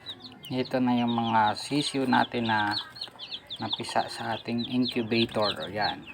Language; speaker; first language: Filipino; native; Filipino